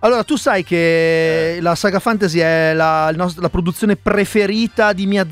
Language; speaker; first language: Italian; native; Italian